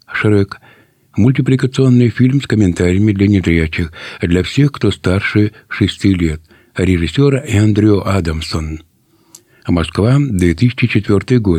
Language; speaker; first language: Russian; native; Russian